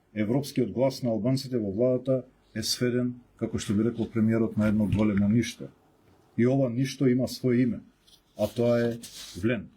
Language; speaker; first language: Macedonian; non-native, local second language; Albanian